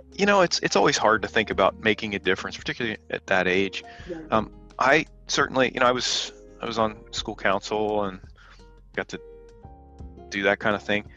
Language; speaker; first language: English; native; English